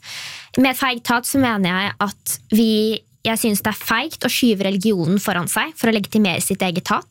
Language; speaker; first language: Norwegian; native; Norwegian